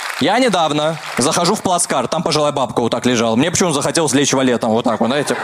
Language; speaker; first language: Russian; early bilingual, other home language; Armenian